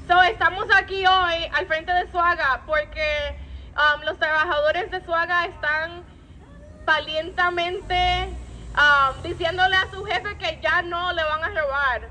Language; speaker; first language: Spanish; early bilingual, other home language; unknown